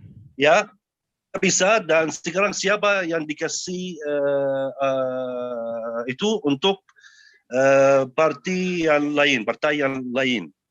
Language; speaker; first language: Indonesian; non-native, learner; Arabic